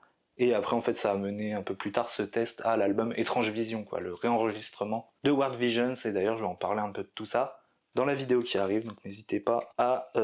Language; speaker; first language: French; native; French